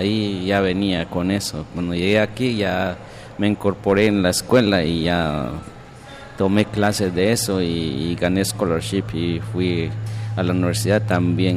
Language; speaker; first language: Spanish; non-native, local second language; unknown